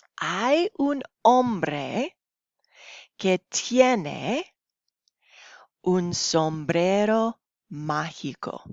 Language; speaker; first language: Spanish; non-native, fluent; English